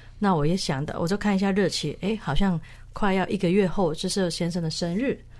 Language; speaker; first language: Chinese; non-native, local second language; Cantonese